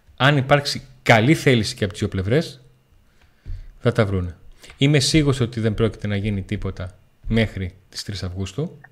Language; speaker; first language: Greek; native; Greek